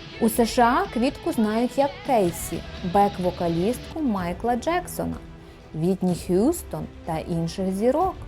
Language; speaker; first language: Ukrainian; native; Ukrainian